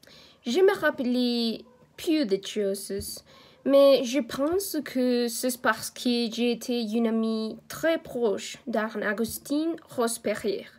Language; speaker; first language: French; non-native, learner; Spanish